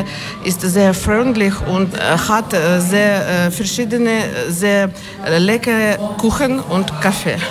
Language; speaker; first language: German; non-native, learner; Ukrainian